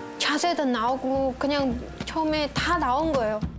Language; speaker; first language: Korean; non-native, learner; Khmer